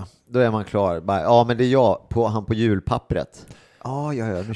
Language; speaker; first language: Swedish; native; Swedish